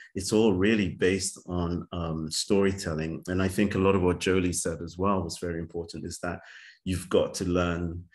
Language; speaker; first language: English; native; English